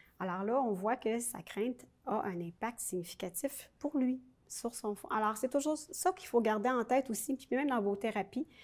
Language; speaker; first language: French; native; French